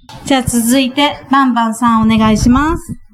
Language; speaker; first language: Japanese; native; Japanese